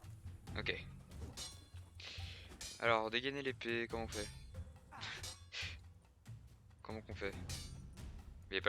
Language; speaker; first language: French; native; French